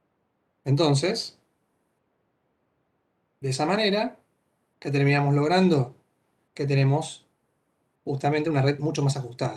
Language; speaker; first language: Spanish; native; Spanish